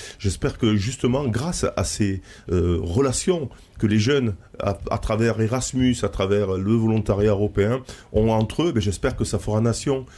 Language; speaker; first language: French; native; French